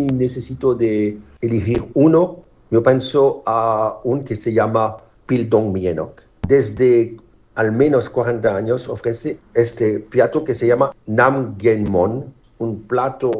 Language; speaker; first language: Spanish; non-native, fluent; French